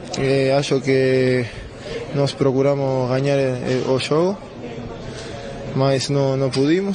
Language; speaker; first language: Portuguese; non-native, learner; Spanish